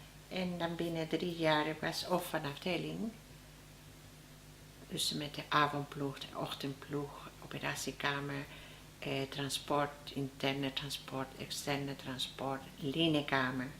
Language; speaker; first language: Dutch; non-native, learner; Spanish